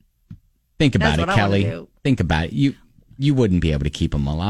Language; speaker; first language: English; native; English